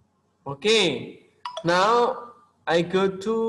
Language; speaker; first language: English; non-native, local second language; Indonesian